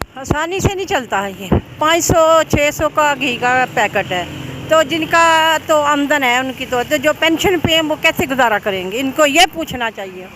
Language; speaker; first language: Urdu; non-native, local second language; Punjabi